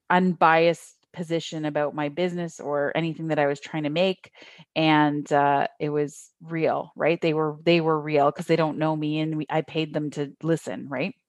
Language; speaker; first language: English; native; English